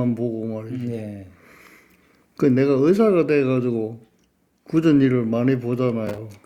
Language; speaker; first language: Korean; native; Korean